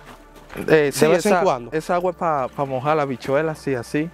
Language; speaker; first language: Spanish; native; Spanish